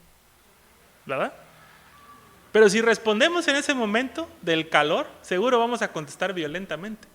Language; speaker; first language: Spanish; native; Spanish